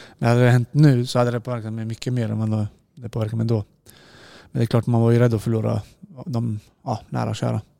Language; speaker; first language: Swedish; non-native, fluent; Serbian